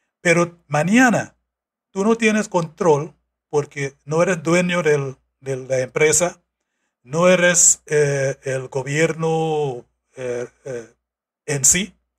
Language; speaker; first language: Spanish; non-native, fluent; English